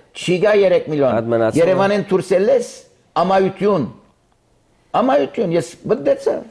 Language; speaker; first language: Armenian; early bilingual, heritage; Armenian